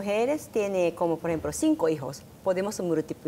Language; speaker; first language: Spanish; non-native, learner; Japanese